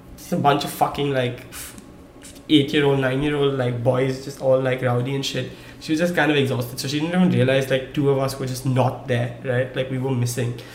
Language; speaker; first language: English; non-native, local second language; Hindi